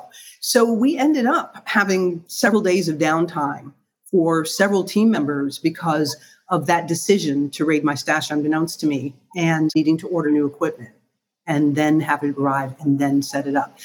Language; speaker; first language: English; native; English